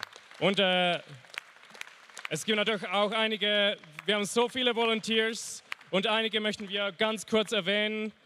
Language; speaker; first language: German; native; German